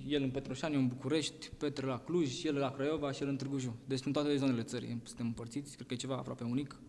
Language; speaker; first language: Romanian; native; Romanian